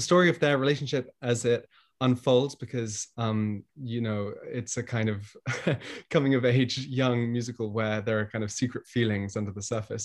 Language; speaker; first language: English; native; English